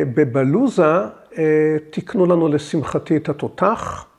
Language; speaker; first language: Hebrew; early bilingual, other home language; English